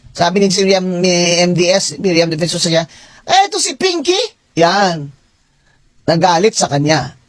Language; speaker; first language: Filipino; non-native, local second language; Hiligaynon